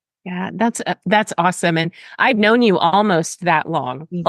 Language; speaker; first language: English; native; English